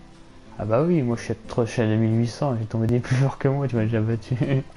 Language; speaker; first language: French; native; French